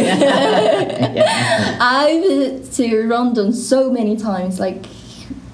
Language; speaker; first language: English; non-native, learner; Japanese